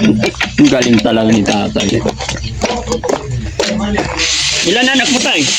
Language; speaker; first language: Filipino; native; Filipino